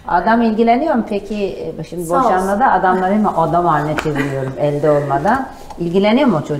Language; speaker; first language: Turkish; native; Turkish